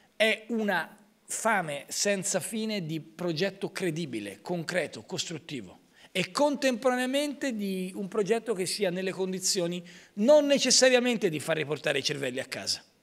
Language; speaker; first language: Italian; native; Italian